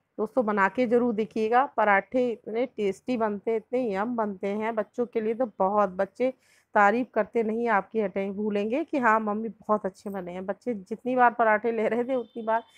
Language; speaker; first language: Hindi; native; Hindi